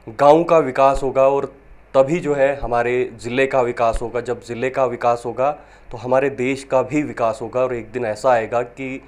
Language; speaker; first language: Hindi; non-native, local second language; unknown